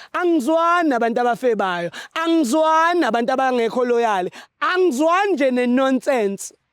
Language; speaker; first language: Zulu; native; Zulu